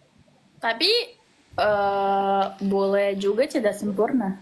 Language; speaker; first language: Indonesian; non-native, learner; Russian